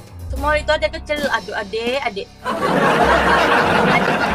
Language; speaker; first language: Indonesian; native; Indonesian